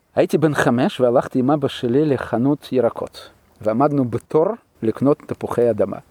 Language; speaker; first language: Hebrew; non-native, fluent; Russian